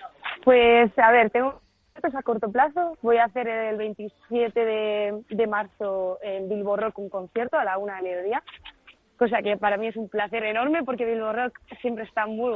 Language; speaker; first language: Spanish; native; Spanish